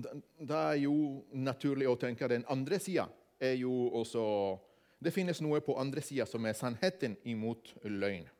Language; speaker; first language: Norwegian; non-native, fluent; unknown